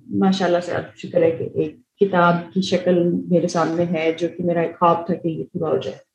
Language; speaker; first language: Urdu; native; Urdu